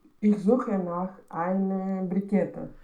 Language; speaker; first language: German; non-native, learner; Romanian